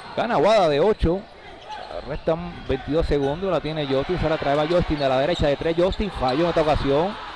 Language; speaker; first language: Spanish; native; Spanish